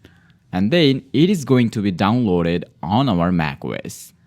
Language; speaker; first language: English; non-native, fluent; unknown